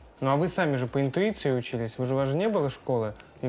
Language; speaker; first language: Russian; native; Russian